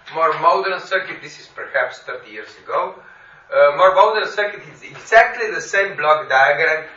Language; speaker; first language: English; non-native, fluent; Slovenian